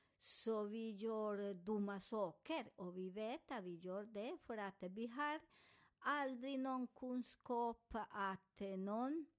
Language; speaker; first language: Swedish; non-native, fluent; Spanish